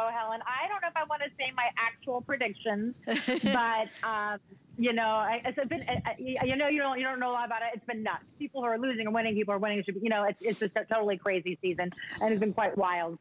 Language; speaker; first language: English; native; English